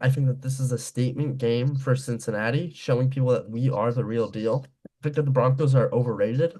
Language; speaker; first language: English; native; English